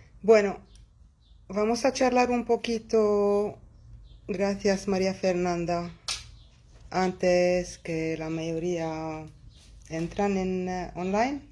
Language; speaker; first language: Spanish; non-native, local second language; Arabic